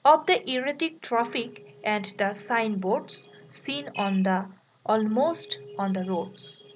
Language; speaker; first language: English; non-native, local second language; Bangla